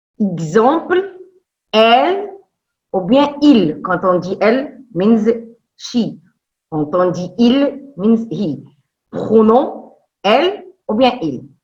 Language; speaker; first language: French; non-native, local second language; Arabic